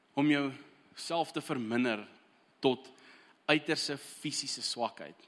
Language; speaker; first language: Afrikaans; early bilingual, heritage; Afrikaans